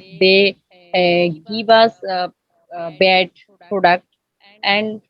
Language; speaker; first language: English; non-native, learner; Bangla